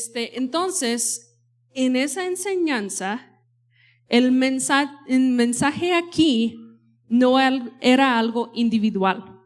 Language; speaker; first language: Spanish; non-native, fluent; English